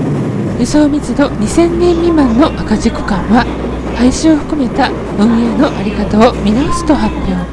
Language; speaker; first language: Japanese; native; Japanese